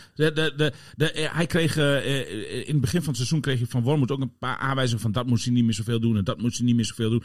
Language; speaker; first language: Dutch; native; Dutch